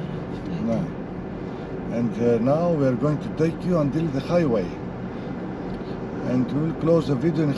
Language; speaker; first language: English; non-native, learner; Greek